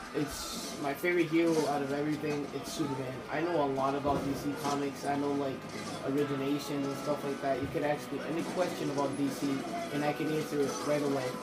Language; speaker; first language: English; native; English